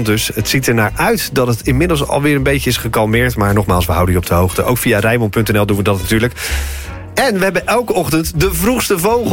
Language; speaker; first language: Dutch; native; Dutch